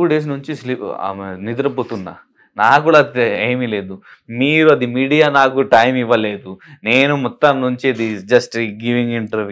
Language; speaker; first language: Telugu; non-native, local second language; Hindi